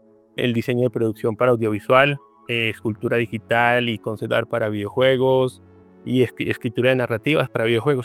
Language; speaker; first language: Spanish; native; Spanish